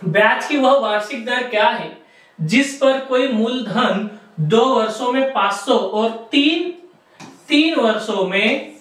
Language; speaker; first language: Hindi; non-native, local second language; Marathi